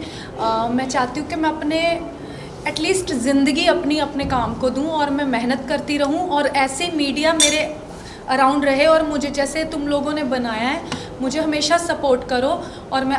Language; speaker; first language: Hindi; non-native, local second language; Punjabi